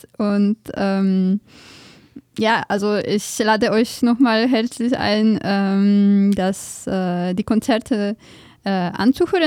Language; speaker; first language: German; non-native, fluent; Polish